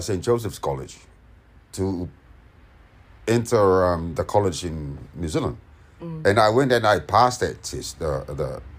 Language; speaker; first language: English; non-native, fluent; Samoan